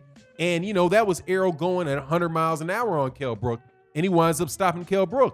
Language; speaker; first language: English; native; English